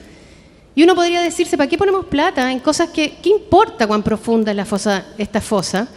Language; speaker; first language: Spanish; native; Spanish